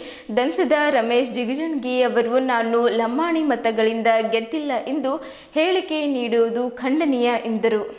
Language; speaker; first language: Kannada; native; Kannada